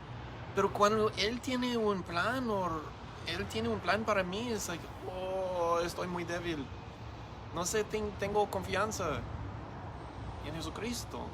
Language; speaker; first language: Spanish; non-native, learner; English